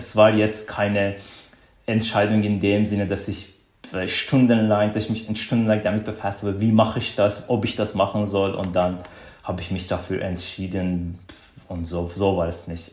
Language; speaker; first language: German; non-native, fluent; Persian